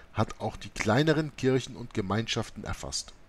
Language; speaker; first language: German; native; German